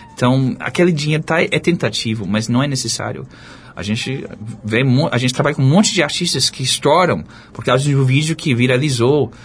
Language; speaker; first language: Portuguese; non-native, fluent; English